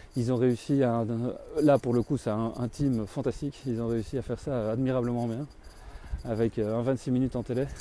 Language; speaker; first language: French; native; French